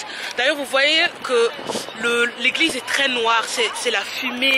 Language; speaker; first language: French; native; French